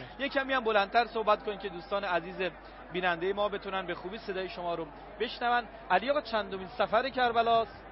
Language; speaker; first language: Persian; native; Persian